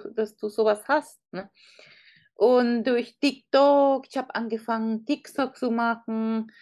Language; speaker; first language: German; non-native, fluent; Spanish